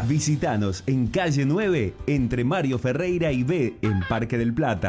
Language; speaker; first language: Spanish; native; Spanish